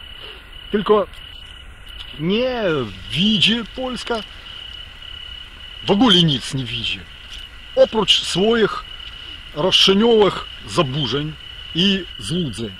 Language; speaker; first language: Polish; non-native, fluent; Ukrainian